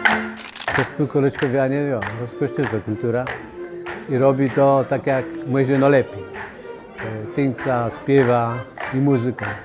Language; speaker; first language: Polish; non-native, local second language; Kashubian